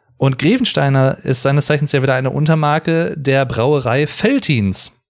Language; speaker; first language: German; native; German